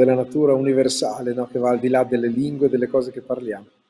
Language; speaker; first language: Italian; native; Italian